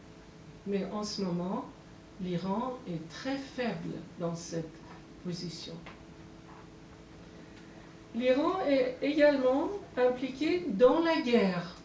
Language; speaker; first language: French; non-native, fluent; Persian